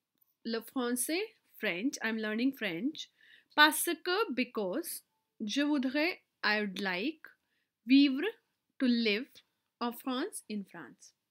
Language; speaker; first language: French; non-native, fluent; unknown